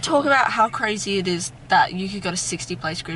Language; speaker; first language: English; native; English